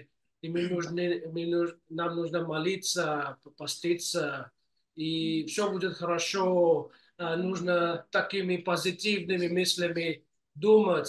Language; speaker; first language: Russian; non-native, fluent; English